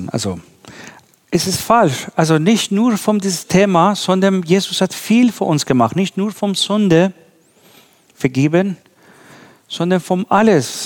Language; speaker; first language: German; non-native, learner; Persian